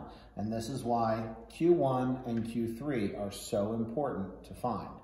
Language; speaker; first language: English; native; English